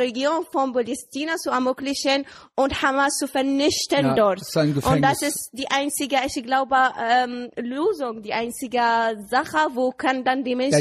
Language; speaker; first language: German; non-native, learner; Arabic